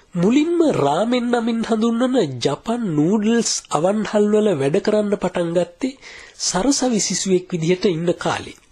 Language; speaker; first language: Sinhala; native; Sinhala